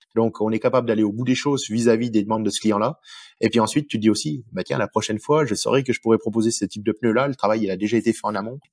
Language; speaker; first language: French; native; French